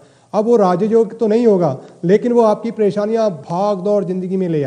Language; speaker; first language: Hindi; native; Hindi